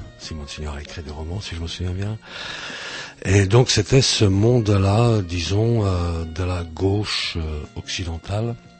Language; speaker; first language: French; early bilingual, other home language; Czech